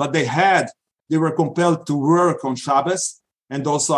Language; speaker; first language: English; non-native, fluent; Yiddish